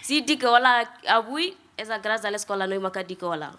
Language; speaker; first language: Catalan; non-native, learner; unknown